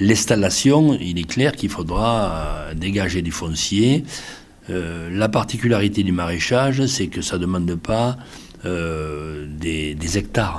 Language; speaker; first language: French; native; French